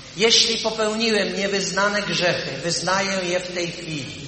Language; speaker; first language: Polish; native; Polish